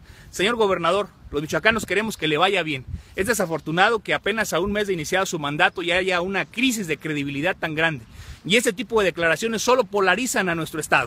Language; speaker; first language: Spanish; native; Spanish